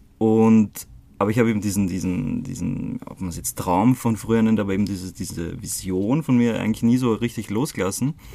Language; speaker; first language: German; early bilingual, other home language; Croatian